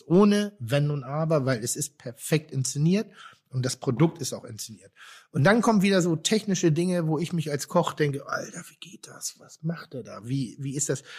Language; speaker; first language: German; native; German